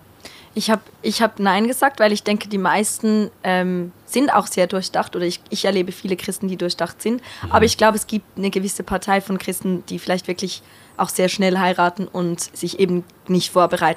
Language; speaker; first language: German; native; German